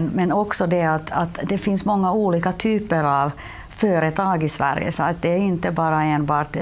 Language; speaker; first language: Swedish; non-native, local second language; Finnish